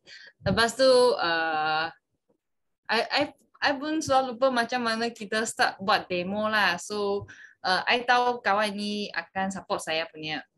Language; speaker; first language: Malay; non-native, local second language; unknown